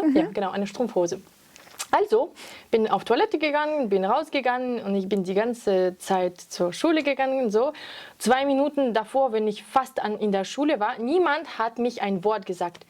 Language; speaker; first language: German; non-native, fluent; French